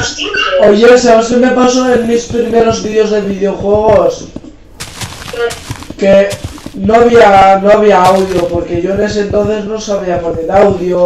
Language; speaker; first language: Spanish; native; Spanish